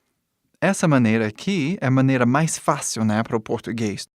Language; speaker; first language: Portuguese; non-native, fluent; English